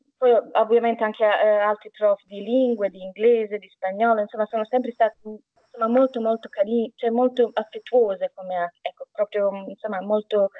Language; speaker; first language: Italian; non-native, fluent; Bosnian